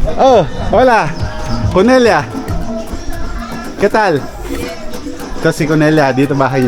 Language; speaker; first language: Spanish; non-native, learner; Filipino